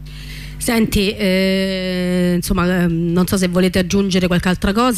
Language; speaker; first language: Italian; native; Italian